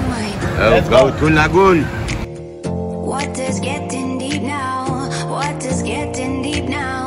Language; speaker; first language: English; non-native, learner; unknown